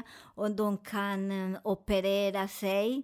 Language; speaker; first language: Swedish; non-native, learner; Spanish